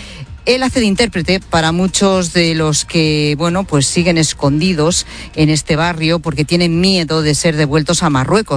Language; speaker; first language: Spanish; native; Spanish